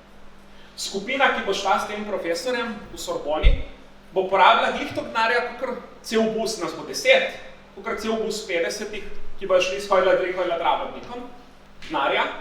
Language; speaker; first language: Slovenian; native; Slovenian